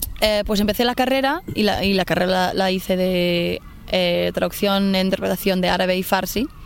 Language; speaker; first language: Spanish; non-native, fluent; English